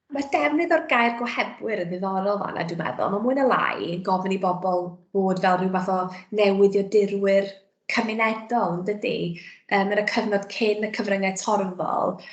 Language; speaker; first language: Welsh; native; Welsh